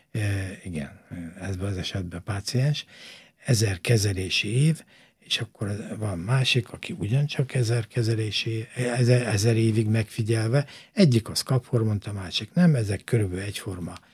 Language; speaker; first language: Hungarian; native; Hungarian